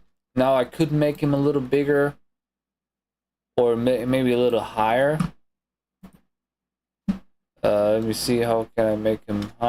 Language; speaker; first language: English; non-native, fluent; German